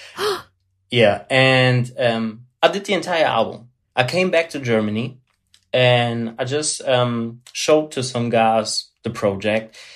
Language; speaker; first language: English; non-native, fluent; German